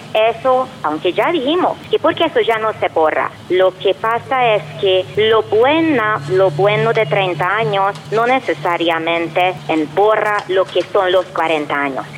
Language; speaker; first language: Spanish; non-native, fluent; Hungarian